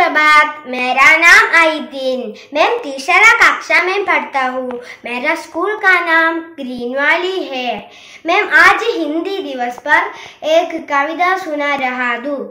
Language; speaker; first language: Hindi; non-native, local second language; Malayalam